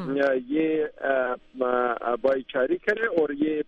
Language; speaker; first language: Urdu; non-native, fluent; Pashto